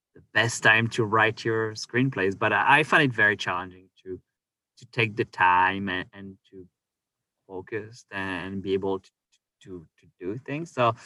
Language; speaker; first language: English; non-native, fluent; French